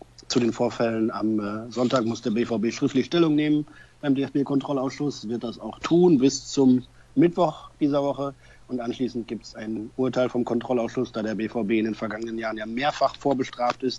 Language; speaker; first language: German; native; German